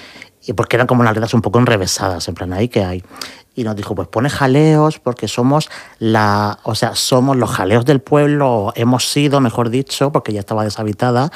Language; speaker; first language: Spanish; native; Spanish